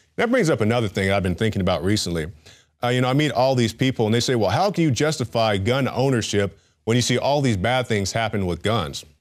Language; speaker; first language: English; native; English